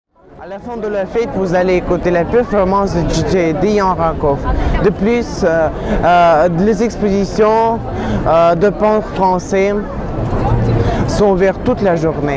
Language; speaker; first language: French; non-native, learner; Russian